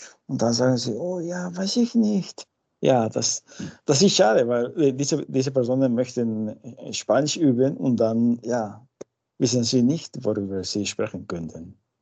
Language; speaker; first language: German; non-native, fluent; Spanish